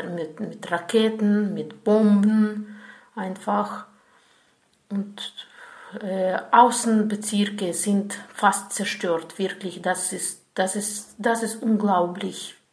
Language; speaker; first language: German; non-native, fluent; Russian